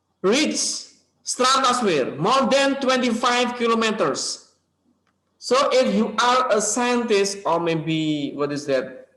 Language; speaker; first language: English; non-native, learner; Indonesian